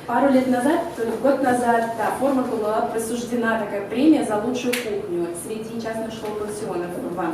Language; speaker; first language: Russian; native; Russian